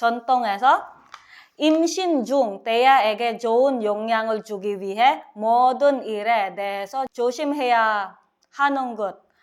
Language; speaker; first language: Korean; non-native, learner; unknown